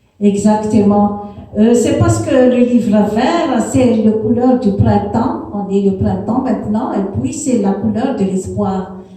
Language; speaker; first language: French; non-native, local second language; Malagasy